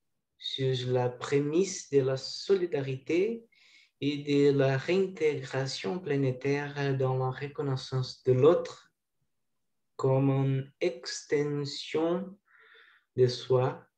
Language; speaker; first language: French; non-native, learner; Portuguese